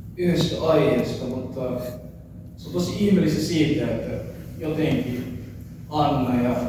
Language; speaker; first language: Finnish; early bilingual, other home language; Kinyarwanda